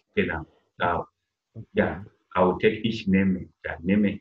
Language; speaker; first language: German; non-native, fluent; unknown